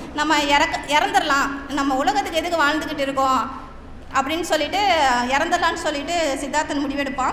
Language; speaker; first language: Tamil; native; Tamil